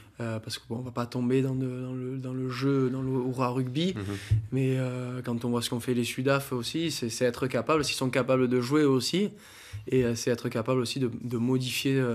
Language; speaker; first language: French; native; French